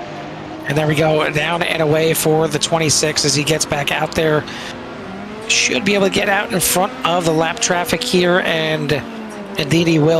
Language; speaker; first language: English; native; English